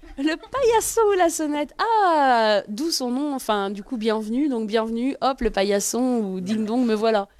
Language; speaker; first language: French; native; French